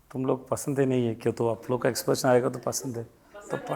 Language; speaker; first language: Hindi; non-native, local second language; Tamil